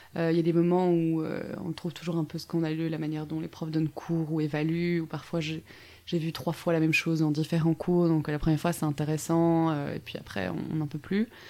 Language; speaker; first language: French; native; French